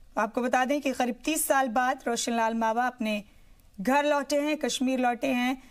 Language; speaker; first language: Hindi; native; Hindi